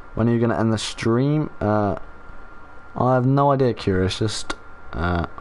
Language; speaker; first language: English; native; English